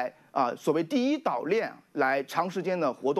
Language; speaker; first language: Chinese; native; Chinese